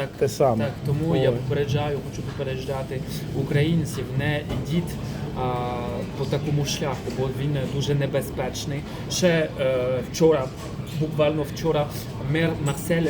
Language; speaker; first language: Ukrainian; non-native, fluent; French